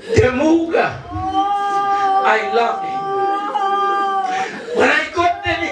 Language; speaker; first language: English; non-native, local second language; Swahili